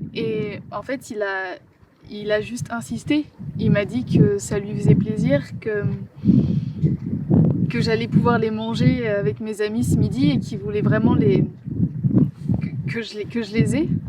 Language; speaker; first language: French; native; French